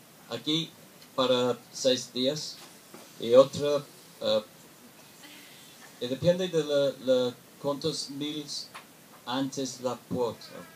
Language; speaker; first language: Spanish; non-native, learner; English